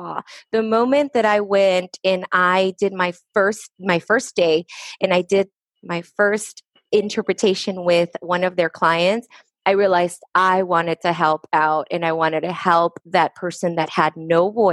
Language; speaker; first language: English; early bilingual, other home language; Spanish